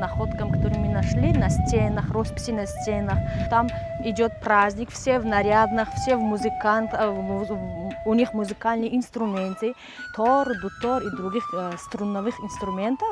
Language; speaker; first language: Russian; non-native, local second language; Tajik